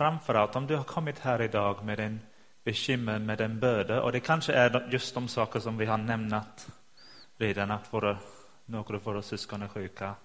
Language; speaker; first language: Swedish; non-native, fluent; English